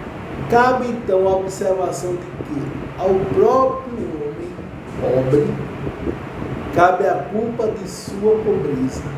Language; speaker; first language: Portuguese; native; Portuguese